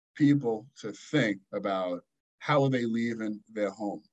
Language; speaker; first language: English; native; English